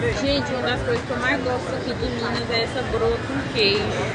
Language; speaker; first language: Portuguese; native; Portuguese